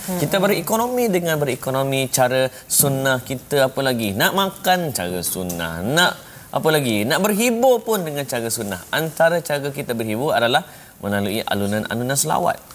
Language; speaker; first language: Malay; native; Malay